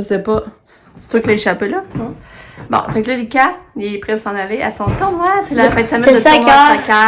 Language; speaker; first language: French; native; French